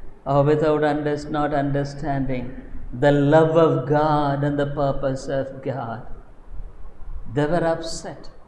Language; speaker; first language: English; non-native, local second language; Tamil